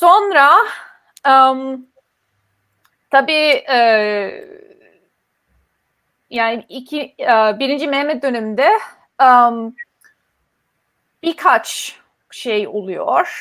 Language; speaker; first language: Turkish; non-native, fluent; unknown